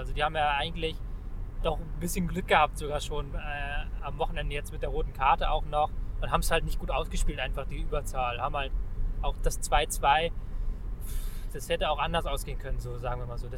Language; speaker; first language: German; native; German